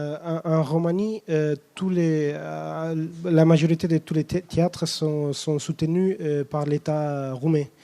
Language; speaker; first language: French; non-native, fluent; Romanian